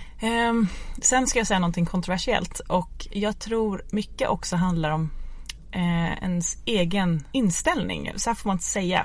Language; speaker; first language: Swedish; native; Swedish